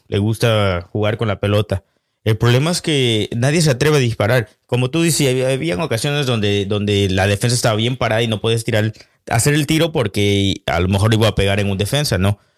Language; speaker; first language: Spanish; native; Spanish